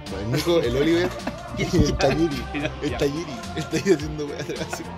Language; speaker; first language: Spanish; native; Spanish